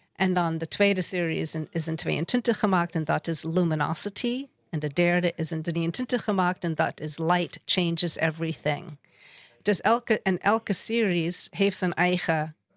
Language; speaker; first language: Dutch; non-native, fluent; English